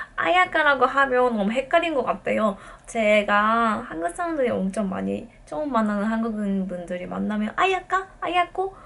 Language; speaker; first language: Korean; non-native, fluent; Japanese